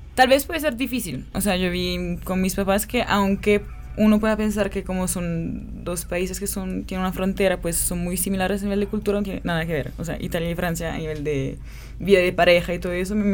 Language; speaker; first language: Spanish; non-native, fluent; French